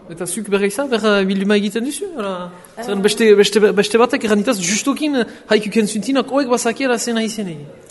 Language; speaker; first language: Basque; native; Basque